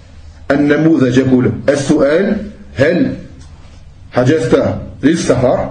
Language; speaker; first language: Arabic; non-native, fluent; French